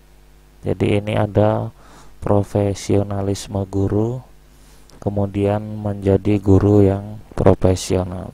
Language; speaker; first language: Indonesian; native; Indonesian